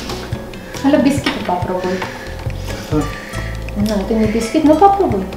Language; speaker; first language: Russian; non-native, fluent; Armenian